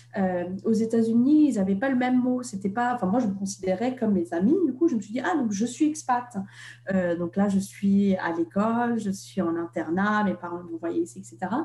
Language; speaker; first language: French; non-native, fluent; Vietnamese